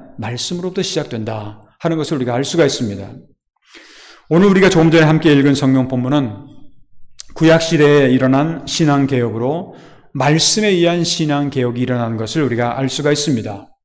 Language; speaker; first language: Korean; native; Korean